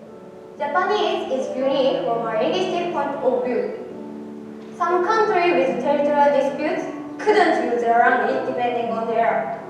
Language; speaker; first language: English; non-native, learner; Japanese